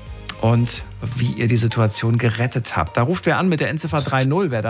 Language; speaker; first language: German; native; German